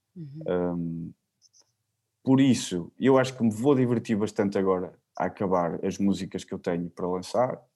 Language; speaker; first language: Portuguese; native; Portuguese